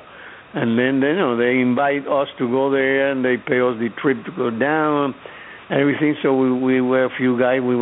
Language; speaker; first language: English; non-native, fluent; Spanish